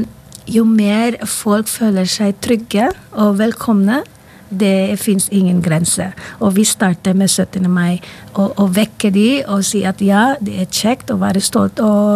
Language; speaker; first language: Norwegian; non-native, fluent; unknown